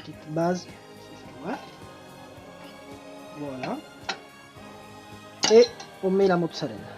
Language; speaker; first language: French; non-native, fluent; Italian